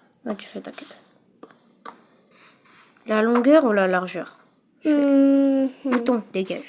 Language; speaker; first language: French; native; French